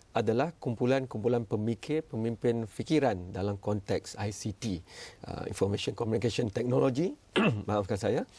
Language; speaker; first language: Malay; native; Malay